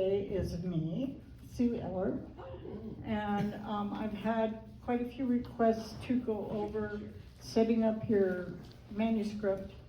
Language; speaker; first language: English; native; English